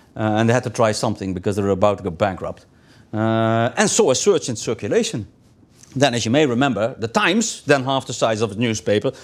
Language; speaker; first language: English; non-native, fluent; Dutch